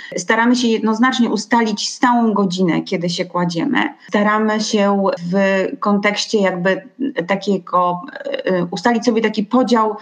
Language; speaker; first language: Polish; native; Polish